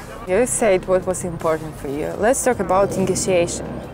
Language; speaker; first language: English; non-native, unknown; Russian